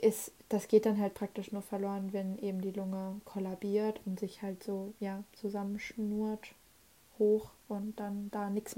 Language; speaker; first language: German; native; German